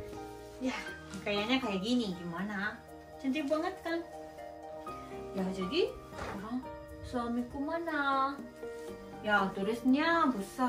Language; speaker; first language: Indonesian; non-native, fluent; Japanese